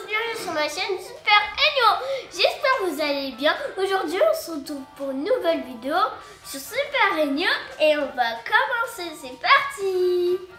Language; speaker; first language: French; native; French